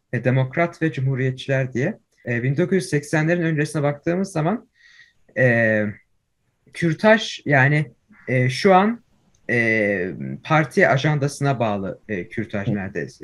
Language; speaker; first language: Turkish; early bilingual, heritage; Turkish